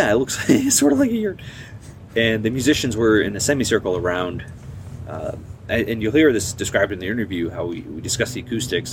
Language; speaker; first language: English; native; English